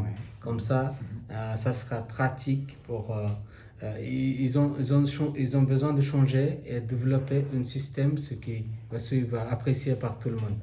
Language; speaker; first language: French; non-native, learner; Bangla